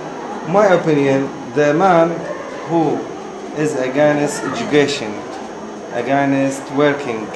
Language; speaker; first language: English; non-native, fluent; Arabic